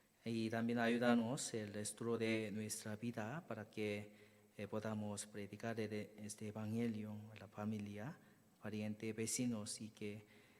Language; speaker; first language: Spanish; non-native, learner; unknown